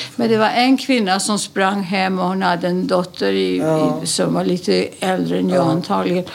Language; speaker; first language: Swedish; early bilingual, other home language; Polish